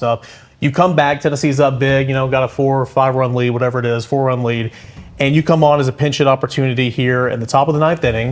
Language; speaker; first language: English; native; English